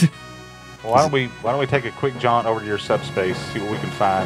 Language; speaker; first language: English; native; English